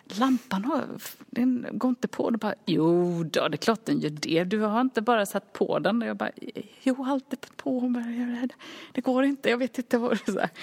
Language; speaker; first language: Swedish; early bilingual, other home language; Finnish